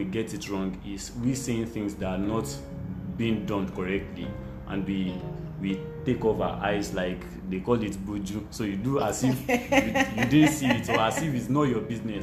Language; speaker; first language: English; non-native, local second language; Yoruba